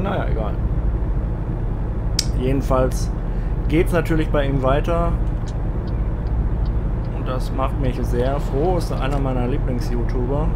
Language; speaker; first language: German; native; German